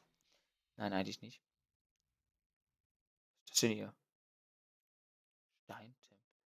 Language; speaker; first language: German; native; German